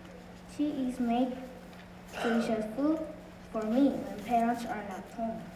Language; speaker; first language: English; non-native, learner; Korean